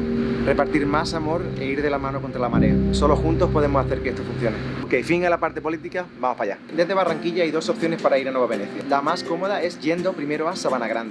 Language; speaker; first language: Spanish; native; Spanish